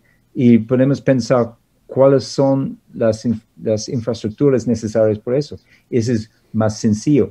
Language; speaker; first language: Spanish; non-native, fluent; English